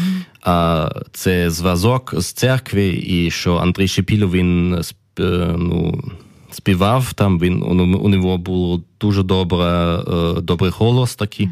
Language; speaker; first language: Ukrainian; non-native, learner; German